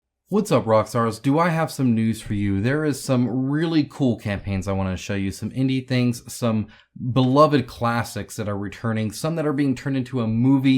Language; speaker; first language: English; native; English